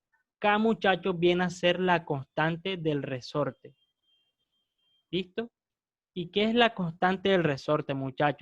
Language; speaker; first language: Spanish; native; Spanish